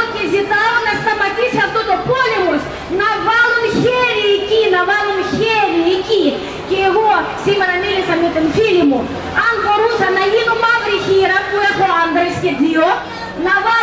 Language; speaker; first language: Greek; non-native, fluent; Russian